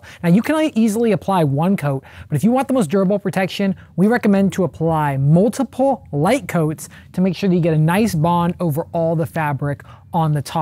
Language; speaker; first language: English; native; English